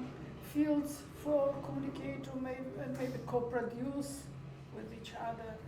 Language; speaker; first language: English; non-native, learner; Armenian